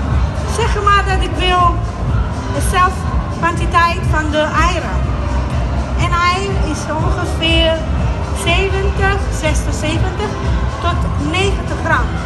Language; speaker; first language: Dutch; non-native, learner; Italian